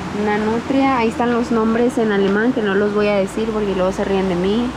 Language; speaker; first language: Spanish; native; Spanish